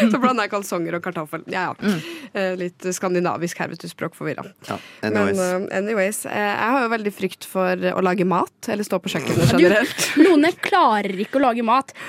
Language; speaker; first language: Norwegian; native; Norwegian